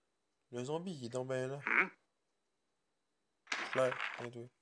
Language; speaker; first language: French; native; French